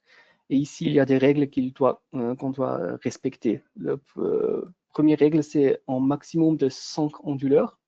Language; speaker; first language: French; non-native, local second language; German